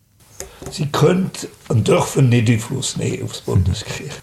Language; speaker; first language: German; native; German